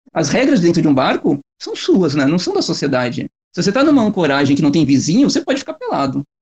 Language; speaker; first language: Portuguese; native; Portuguese